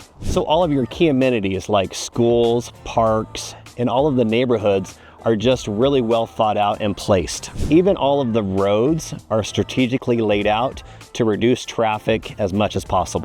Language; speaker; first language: English; native; English